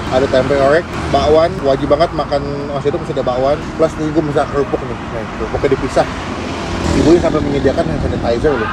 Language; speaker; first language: Indonesian; native; Indonesian